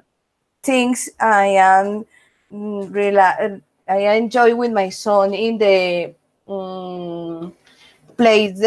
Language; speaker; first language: English; non-native, learner; Spanish